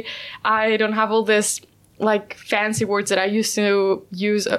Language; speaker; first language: English; non-native, fluent; Spanish